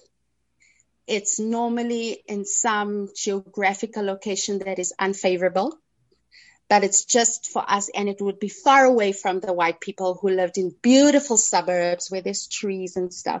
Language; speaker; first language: English; non-native, local second language; Afrikaans